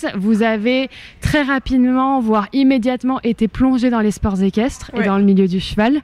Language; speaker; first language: French; native; French